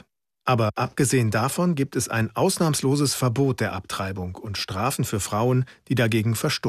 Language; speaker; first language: German; native; German